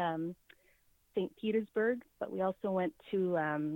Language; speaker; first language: English; native; English